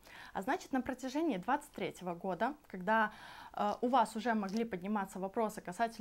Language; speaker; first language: Russian; native; Russian